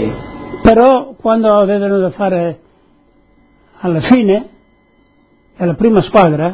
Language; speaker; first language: Italian; non-native, local second language; Friulian